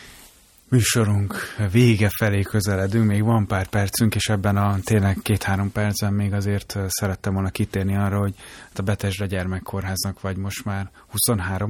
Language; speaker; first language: Hungarian; native; Hungarian